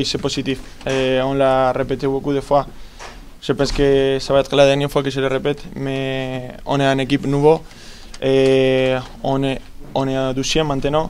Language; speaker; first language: French; non-native, fluent; Spanish